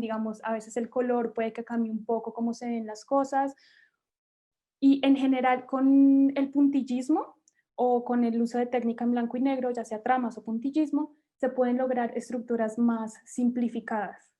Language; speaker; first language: Spanish; native; Spanish